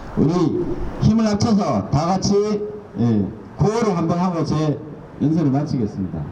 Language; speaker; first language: Korean; native; Korean